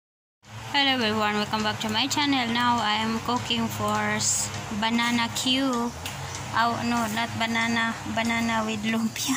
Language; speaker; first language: English; non-native, learner; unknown